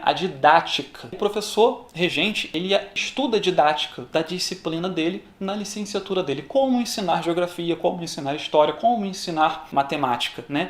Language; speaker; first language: Portuguese; native; Portuguese